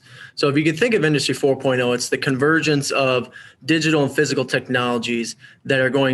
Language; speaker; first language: English; native; English